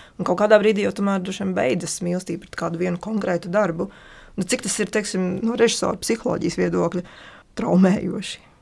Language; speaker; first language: Latvian; native; Latvian